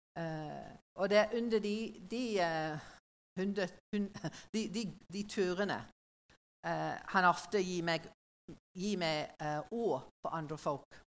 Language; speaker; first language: Norwegian; non-native, learner; English